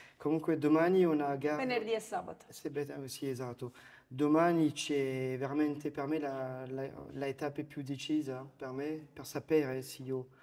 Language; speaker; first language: Italian; non-native, fluent; French